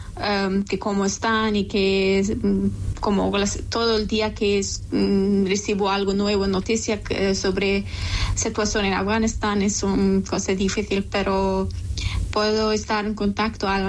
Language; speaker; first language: Spanish; non-native, local second language; Persian